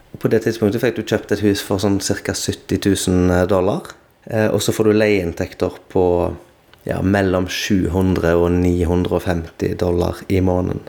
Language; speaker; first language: Norwegian; native; Norwegian